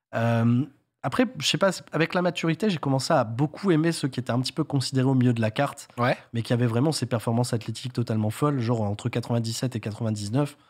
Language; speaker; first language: French; native; French